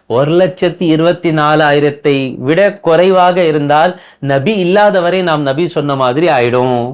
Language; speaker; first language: Tamil; non-native, local second language; Urdu